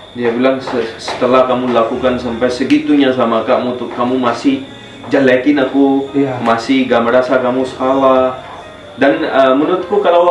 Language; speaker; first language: Indonesian; non-native, fluent; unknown